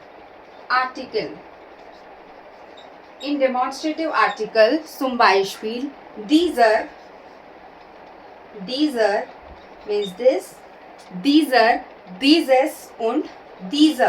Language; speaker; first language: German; non-native, learner; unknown